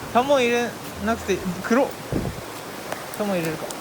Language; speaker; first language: Japanese; native; Japanese